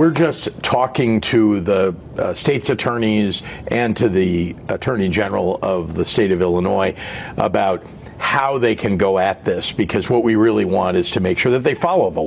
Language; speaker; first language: English; native; English